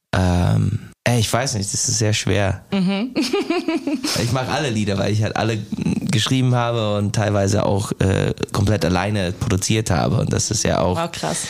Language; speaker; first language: German; non-native, fluent; English